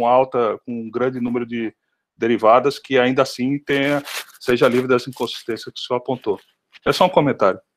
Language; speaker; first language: Portuguese; native; Portuguese